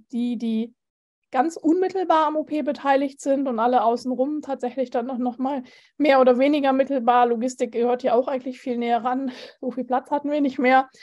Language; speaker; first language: German; native; German